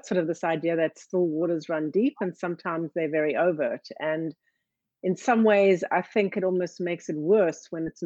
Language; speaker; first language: English; native; English